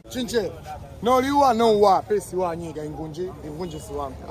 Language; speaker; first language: Chinese; non-native, learner; Swahili